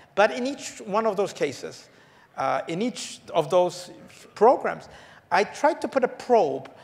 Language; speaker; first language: English; early bilingual, other home language; Polish